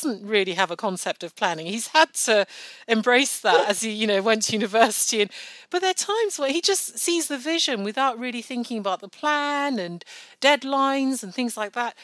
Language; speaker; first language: English; non-native, local second language; Yoruba